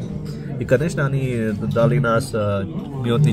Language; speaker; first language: Russian; non-native, learner; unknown